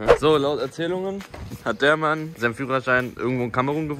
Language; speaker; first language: German; native; German